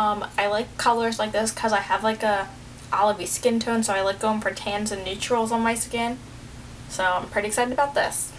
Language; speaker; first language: English; native; English